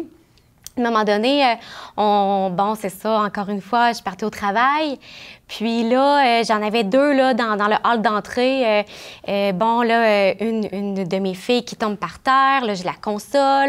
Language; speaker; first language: French; native; French